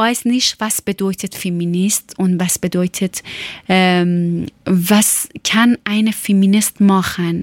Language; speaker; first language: German; non-native, learner; Persian